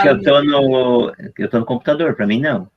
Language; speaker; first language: Portuguese; native; Portuguese